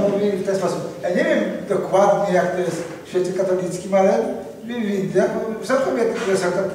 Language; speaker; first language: Polish; native; Polish